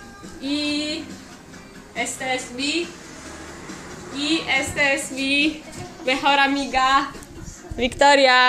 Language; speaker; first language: Spanish; non-native, learner; Polish